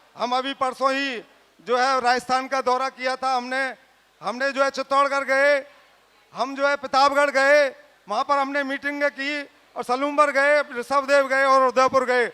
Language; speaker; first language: Hindi; native; Hindi